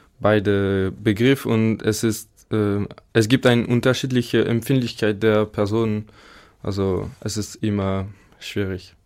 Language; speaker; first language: German; non-native, learner; French